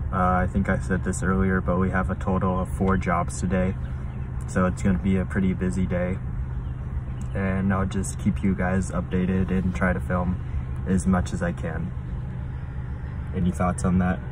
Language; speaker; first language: English; native; English